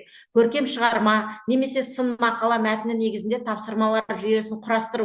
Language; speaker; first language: Kazakh; native; Kazakh